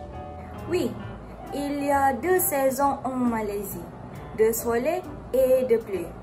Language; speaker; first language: French; non-native, learner; Malay